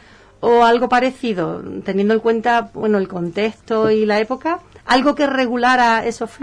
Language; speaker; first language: Spanish; native; Spanish